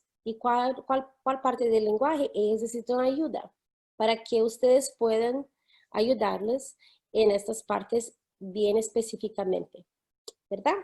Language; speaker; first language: Spanish; non-native, fluent; English